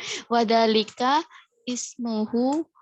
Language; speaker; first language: Arabic; non-native, learner; Indonesian